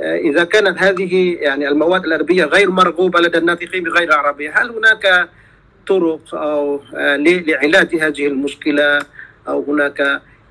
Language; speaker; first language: Arabic; non-native, fluent; Malay